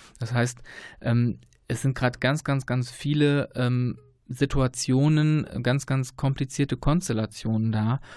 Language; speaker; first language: German; native; German